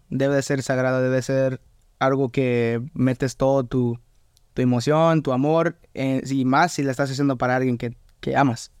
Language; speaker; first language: Spanish; early bilingual, heritage; Spanish